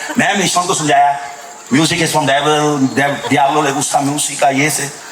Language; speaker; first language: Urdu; non-native, local second language; Punjabi